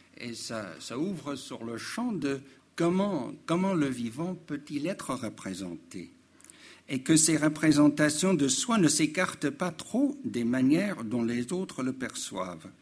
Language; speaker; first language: French; non-native, fluent; English